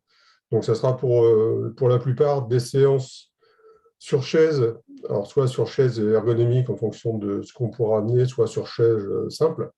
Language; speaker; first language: French; native; French